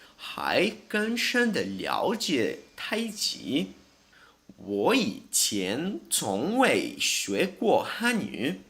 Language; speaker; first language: Chinese; non-native, learner; Portuguese